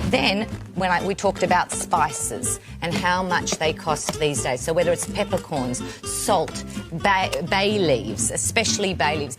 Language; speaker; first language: English; native; English